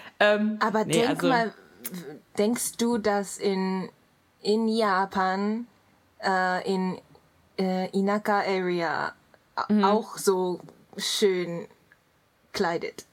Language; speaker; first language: German; non-native, learner; Japanese